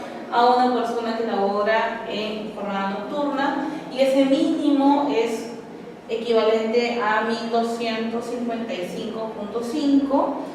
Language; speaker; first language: Spanish; native; Spanish